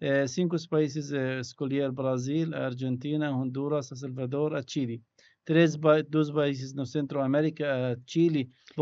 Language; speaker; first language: Portuguese; non-native, learner; Arabic